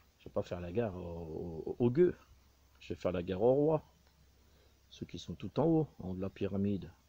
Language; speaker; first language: French; native; French